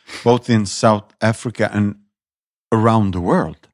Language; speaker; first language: English; non-native, fluent; Swedish